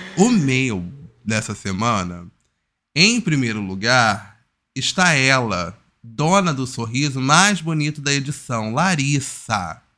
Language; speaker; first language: Portuguese; native; Portuguese